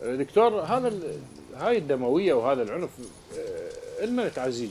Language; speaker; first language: Arabic; native; Arabic